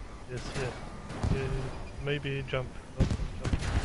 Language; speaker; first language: English; non-native, learner; German